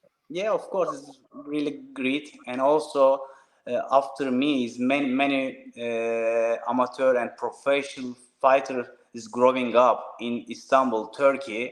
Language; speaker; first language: English; non-native, learner; Turkish